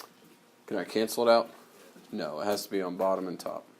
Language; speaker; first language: English; native; English